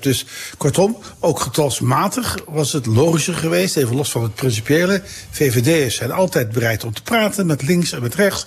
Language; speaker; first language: Dutch; native; Dutch